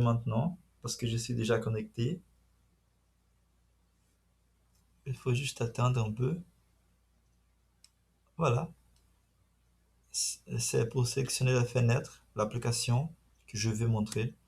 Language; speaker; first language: French; non-native, fluent; Portuguese